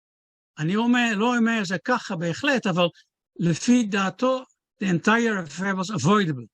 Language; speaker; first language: Hebrew; non-native, fluent; Dutch